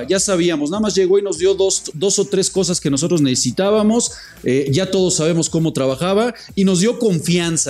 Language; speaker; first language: Spanish; native; Spanish